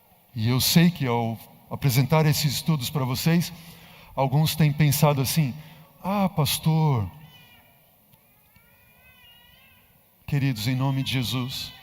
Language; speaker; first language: Portuguese; native; Portuguese